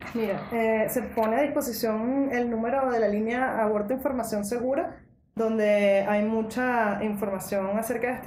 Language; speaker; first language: Spanish; native; Spanish